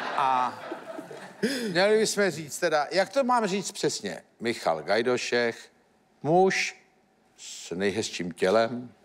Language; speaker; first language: Czech; native; Czech